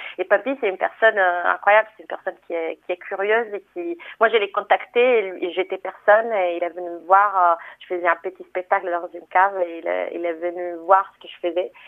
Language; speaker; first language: French; non-native, fluent; Italian